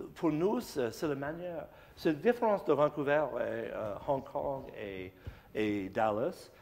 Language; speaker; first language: French; non-native, learner; English